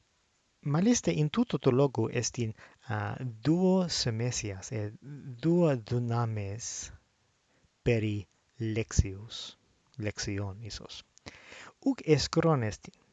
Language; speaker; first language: Greek; non-native, fluent; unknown